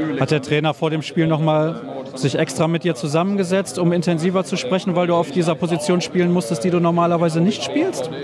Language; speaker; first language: German; native; German